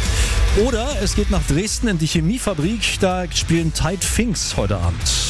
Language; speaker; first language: German; native; German